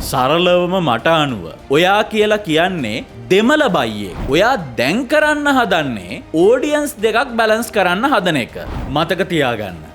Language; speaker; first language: Sinhala; native; Sinhala